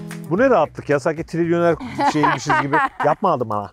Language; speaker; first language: Turkish; native; Turkish